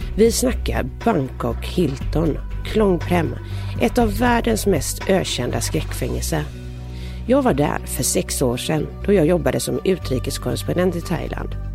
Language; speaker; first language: Swedish; native; Swedish